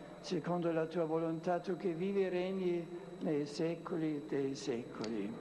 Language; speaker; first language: Italian; non-native, fluent; German